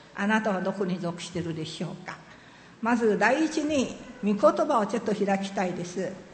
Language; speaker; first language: Japanese; non-native, fluent; Min Nan Chinese